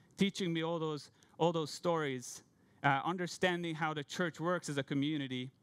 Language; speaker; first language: English; non-native, fluent; Hungarian